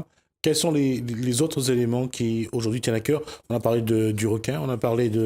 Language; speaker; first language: French; native; French